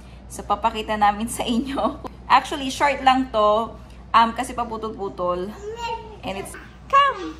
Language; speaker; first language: Filipino; native; Filipino